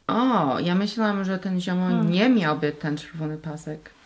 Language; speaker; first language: Polish; early bilingual, heritage; Polish